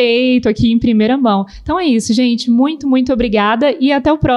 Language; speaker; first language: Portuguese; native; Portuguese